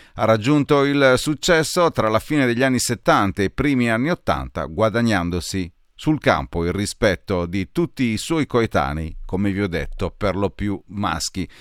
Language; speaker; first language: Italian; native; Italian